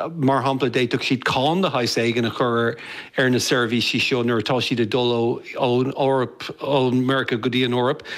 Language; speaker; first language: Irish; non-native, local second language; English